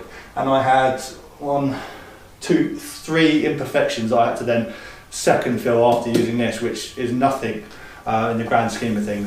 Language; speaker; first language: English; native; English